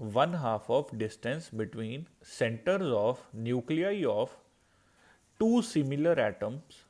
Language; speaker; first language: English; non-native, local second language; Punjabi